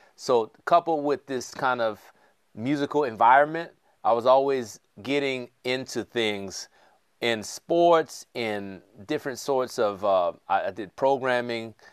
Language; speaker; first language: English; native; English